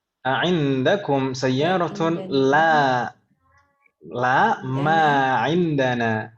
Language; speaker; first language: Arabic; non-native, fluent; Indonesian